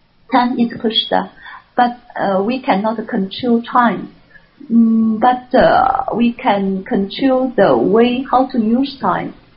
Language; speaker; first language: English; non-native, learner; Chinese